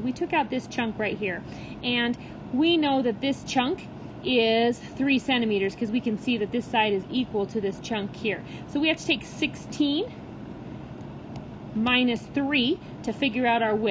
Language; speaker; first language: English; native; English